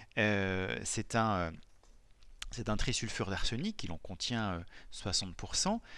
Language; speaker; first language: French; native; French